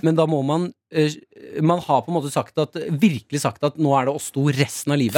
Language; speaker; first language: Norwegian; native; Norwegian